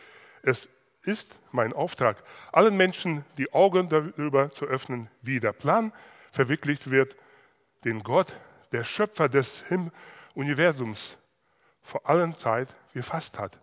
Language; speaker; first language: German; non-native, fluent; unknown